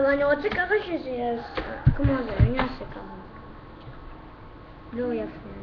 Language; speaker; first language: Hebrew; early bilingual, other home language; Russian